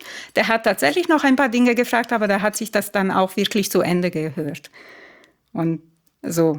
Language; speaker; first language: German; non-native, fluent; Italian